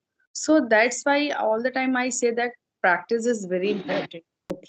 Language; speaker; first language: English; non-native, fluent; Hindi